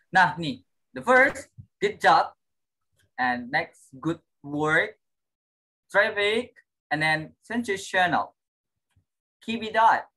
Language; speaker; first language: English; non-native, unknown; Indonesian